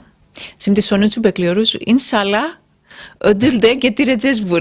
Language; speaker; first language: Turkish; non-native, fluent; Greek